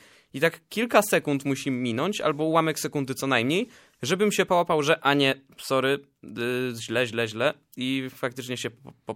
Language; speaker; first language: Polish; native; Polish